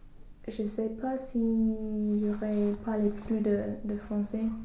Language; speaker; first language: French; non-native, learner; English